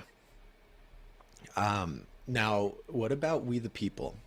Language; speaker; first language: English; native; English